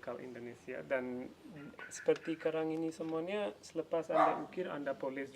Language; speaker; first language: Indonesian; non-native, fluent; English